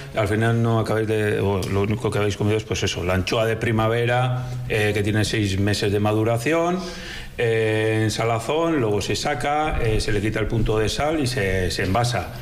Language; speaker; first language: Spanish; native; Spanish